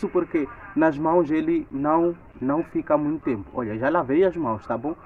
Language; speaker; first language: Portuguese; non-native, local second language; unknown